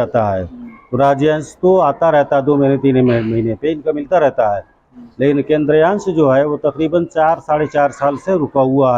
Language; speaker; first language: Hindi; native; Hindi